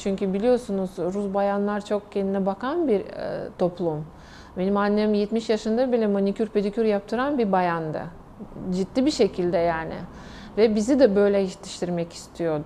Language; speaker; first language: Turkish; non-native, fluent; Russian